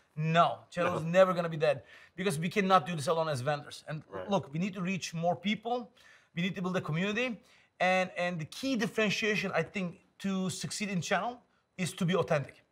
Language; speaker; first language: English; non-native, fluent; Turkish